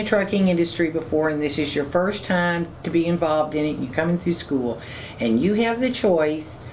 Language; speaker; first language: English; native; English